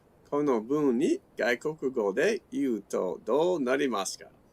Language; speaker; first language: Japanese; non-native, learner; English